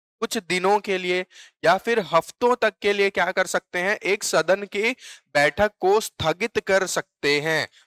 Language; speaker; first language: Hindi; native; Hindi